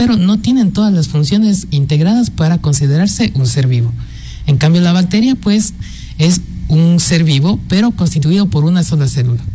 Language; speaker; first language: Spanish; native; Spanish